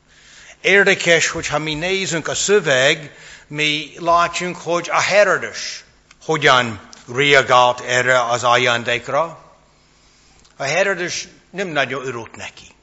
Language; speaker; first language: Hungarian; non-native, fluent; English